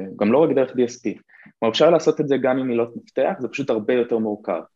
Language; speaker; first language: Hebrew; native; Hebrew